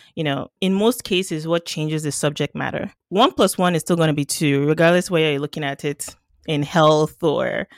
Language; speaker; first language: English; non-native, local second language; Yoruba